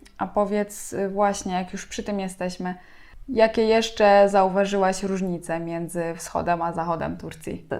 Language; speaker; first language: Polish; native; Polish